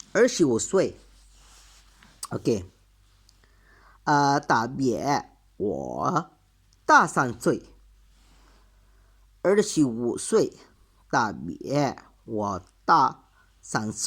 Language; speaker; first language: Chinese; non-native, learner; Malay